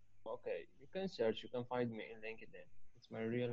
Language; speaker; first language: English; non-native, local second language; Arabic